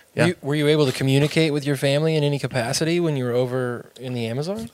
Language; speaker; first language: English; early bilingual, other home language; Spanish